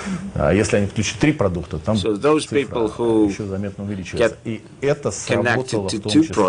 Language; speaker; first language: Russian; native; Russian